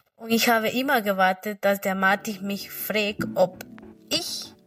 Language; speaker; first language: German; non-native, fluent; Spanish